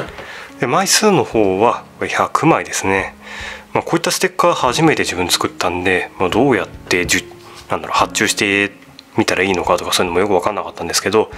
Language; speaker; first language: Japanese; native; Japanese